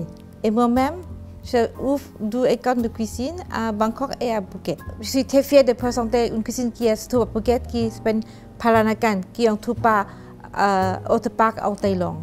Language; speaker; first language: French; non-native, fluent; Thai